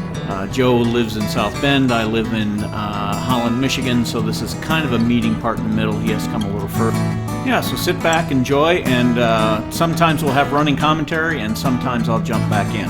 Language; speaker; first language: English; native; English